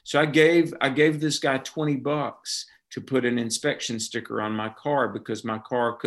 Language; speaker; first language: English; native; English